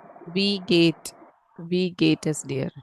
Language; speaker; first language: German; non-native, learner; Tamil